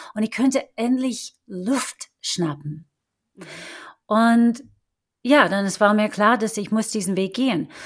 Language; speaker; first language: German; non-native, fluent; English